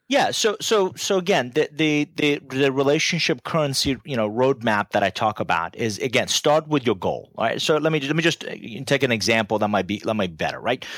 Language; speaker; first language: English; non-native, fluent; Persian